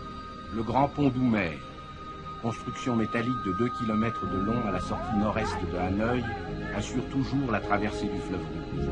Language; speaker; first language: French; native; French